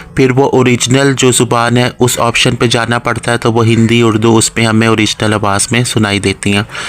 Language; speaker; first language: Urdu; non-native, local second language; Punjabi